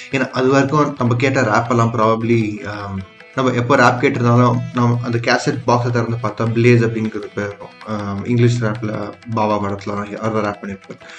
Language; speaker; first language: Tamil; early bilingual, other home language; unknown